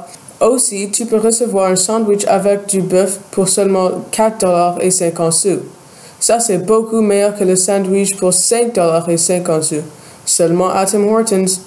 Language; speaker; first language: French; non-native, learner; English